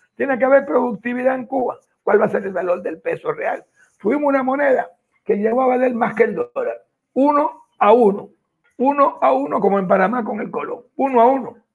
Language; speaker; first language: Spanish; native; Spanish